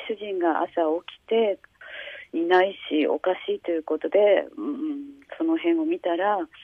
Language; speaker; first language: Japanese; native; Japanese